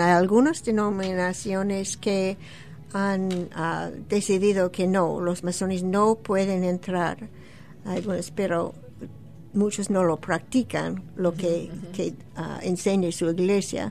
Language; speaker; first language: Spanish; non-native, fluent; English